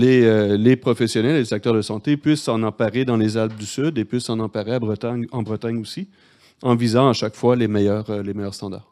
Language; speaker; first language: French; native; French